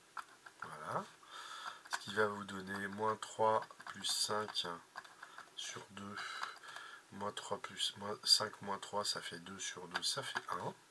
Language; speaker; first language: French; native; French